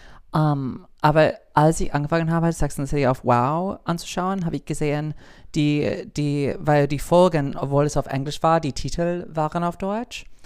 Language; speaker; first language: German; non-native, fluent; English